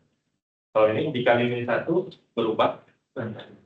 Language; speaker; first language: Indonesian; native; Indonesian